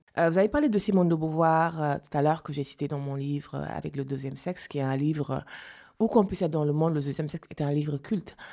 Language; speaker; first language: French; non-native, local second language; Fula